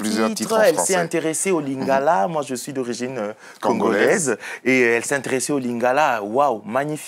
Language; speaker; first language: French; native; French